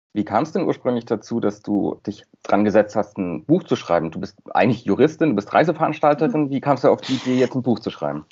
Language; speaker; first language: German; native; German